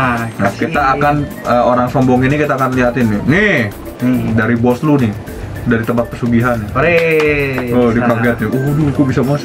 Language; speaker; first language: Indonesian; native; Indonesian